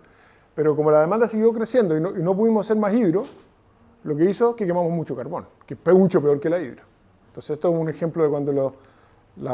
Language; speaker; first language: Spanish; native; Spanish